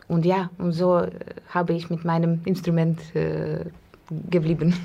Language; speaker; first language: German; non-native, fluent; Russian